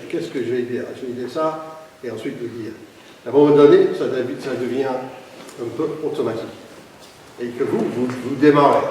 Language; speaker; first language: French; non-native, fluent; English